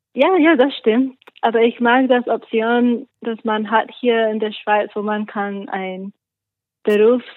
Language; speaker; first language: German; non-native, learner; English